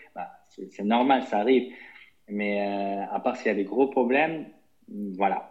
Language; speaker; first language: French; non-native, fluent; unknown